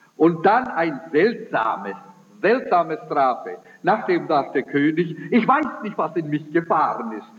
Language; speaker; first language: German; early bilingual, heritage; German